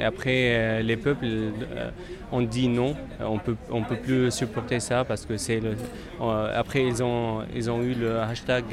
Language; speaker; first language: French; non-native, fluent; Arabic